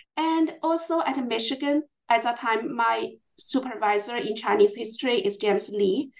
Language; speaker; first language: English; non-native, fluent; Chinese